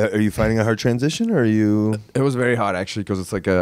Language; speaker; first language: English; native; English